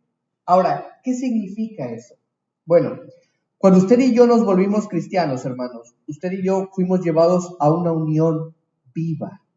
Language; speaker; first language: Spanish; native; Spanish